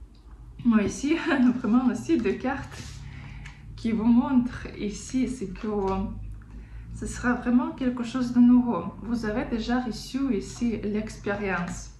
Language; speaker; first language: French; non-native, fluent; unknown